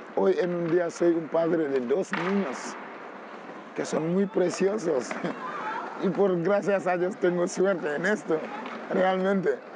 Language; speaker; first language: Spanish; non-native, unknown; Wolof